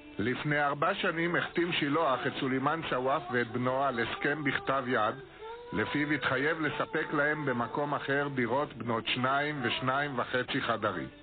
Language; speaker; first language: Hebrew; native; Hebrew